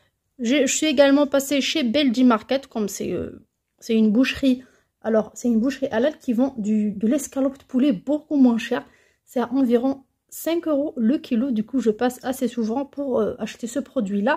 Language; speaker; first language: French; native; French